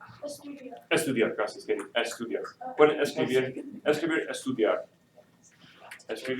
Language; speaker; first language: Spanish; non-native, fluent; English